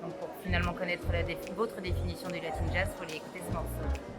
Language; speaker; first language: French; native; French